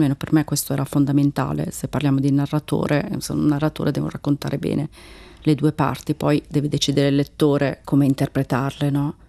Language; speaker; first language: Italian; early bilingual, other home language; Turkish